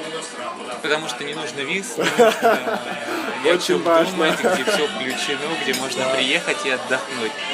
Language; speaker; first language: Russian; native; Russian